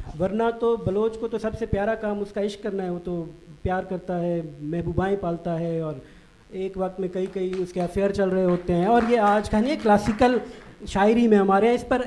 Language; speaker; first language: Urdu; non-native, local second language; Baluchi